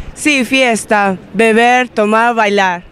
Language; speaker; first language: Spanish; non-native, learner; Japanese